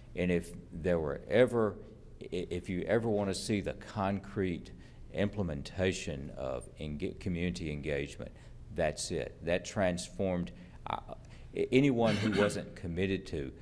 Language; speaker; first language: English; native; English